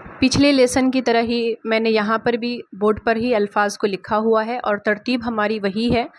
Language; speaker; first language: Hindi; native; Hindi